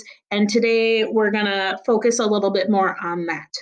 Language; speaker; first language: English; native; English